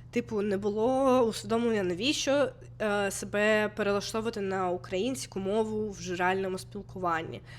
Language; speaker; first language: Ukrainian; non-native, local second language; Russian